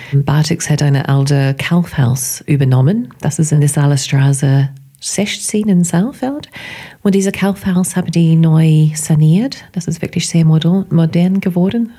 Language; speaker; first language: German; non-native, fluent; English